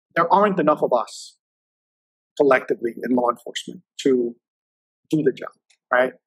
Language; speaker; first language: English; native; English